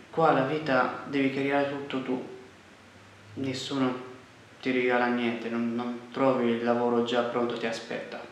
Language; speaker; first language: Italian; non-native, fluent; Arabic